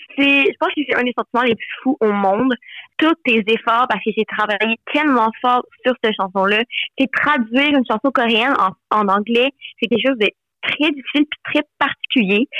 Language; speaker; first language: French; non-native, local second language; English